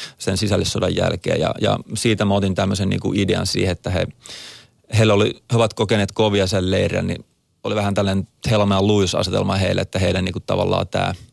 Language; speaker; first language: Finnish; native; Finnish